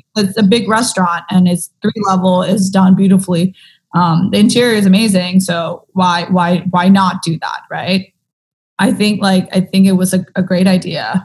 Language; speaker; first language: English; early bilingual, other home language; Thai